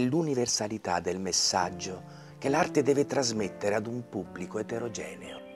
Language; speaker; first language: Italian; native; Italian